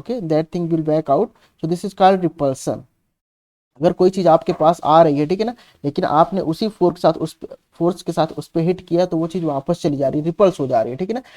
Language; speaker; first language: Hindi; native; Hindi